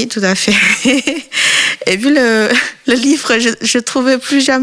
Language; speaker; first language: French; non-native, learner; Chinese